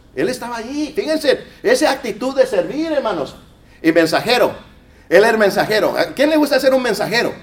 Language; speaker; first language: Spanish; early bilingual, heritage; Spanish